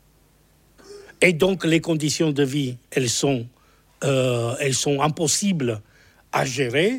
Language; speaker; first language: French; non-native, fluent; Italian